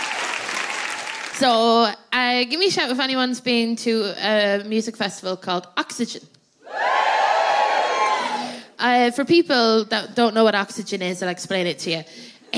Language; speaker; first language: English; native; English